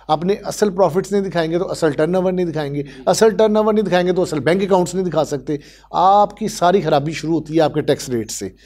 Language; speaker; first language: Urdu; native; Urdu